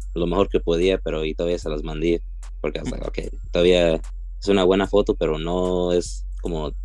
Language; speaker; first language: Spanish; early bilingual, heritage; Spanish